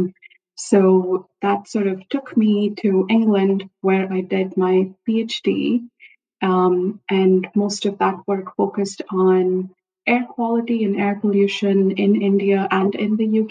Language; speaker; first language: English; non-native, local second language; Hindi